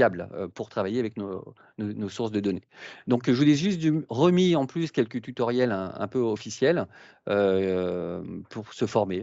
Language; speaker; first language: French; native; French